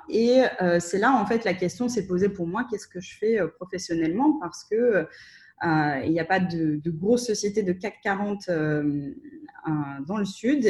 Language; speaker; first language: French; non-native, fluent; Russian